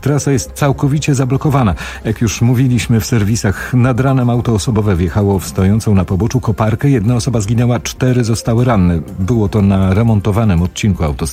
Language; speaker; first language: Polish; native; Polish